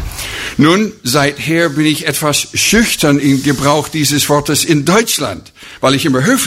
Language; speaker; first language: German; non-native, fluent; English